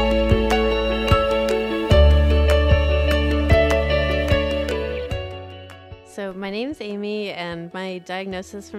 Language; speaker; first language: English; native; English